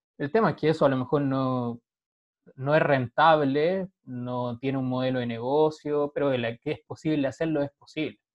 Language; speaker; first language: Spanish; native; Spanish